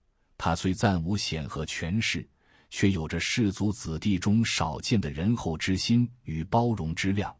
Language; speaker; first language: Chinese; native; Chinese